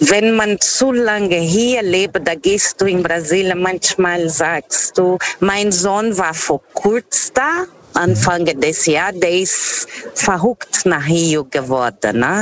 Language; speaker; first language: German; non-native, fluent; Portuguese